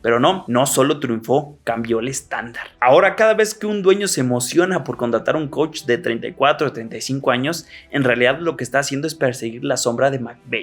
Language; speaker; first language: Spanish; native; Spanish